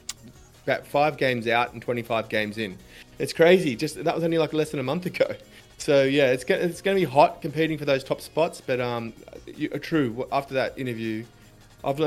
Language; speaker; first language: English; native; English